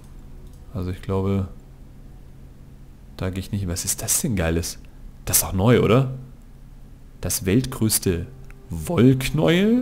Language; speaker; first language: German; native; German